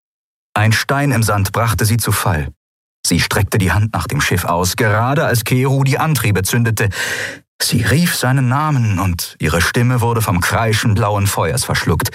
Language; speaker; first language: German; native; German